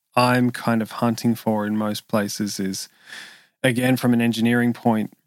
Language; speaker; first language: English; native; English